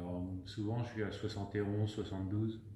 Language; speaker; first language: French; native; French